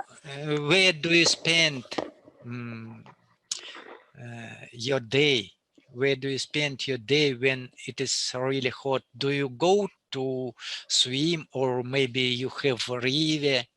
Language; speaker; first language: English; non-native, fluent; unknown